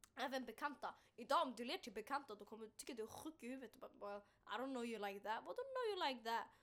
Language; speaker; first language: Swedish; early bilingual, other home language; Tigrinya